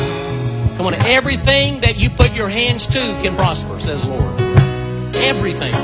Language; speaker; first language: English; native; English